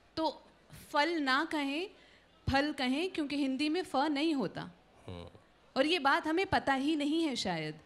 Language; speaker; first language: Hindi; native; Hindi